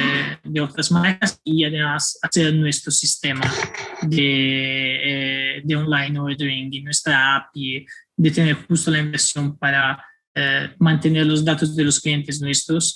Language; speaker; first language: Spanish; non-native, fluent; Italian